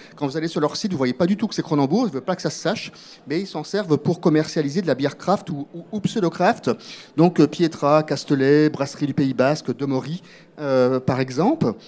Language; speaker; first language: French; native; French